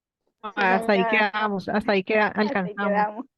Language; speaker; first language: Spanish; native; Spanish